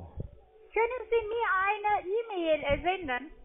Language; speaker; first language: German; non-native, learner; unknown